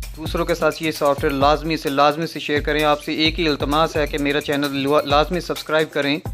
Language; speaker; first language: Urdu; non-native, local second language; Punjabi